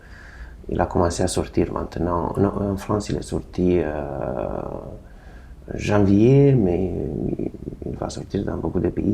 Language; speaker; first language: French; non-native, fluent; Romanian